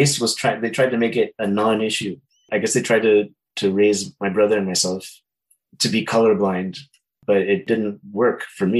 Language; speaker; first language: English; native; English